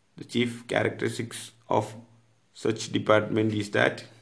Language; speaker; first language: English; non-native, local second language; Malayalam